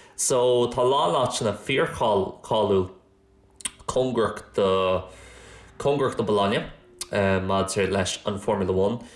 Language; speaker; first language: Irish; non-native, local second language; English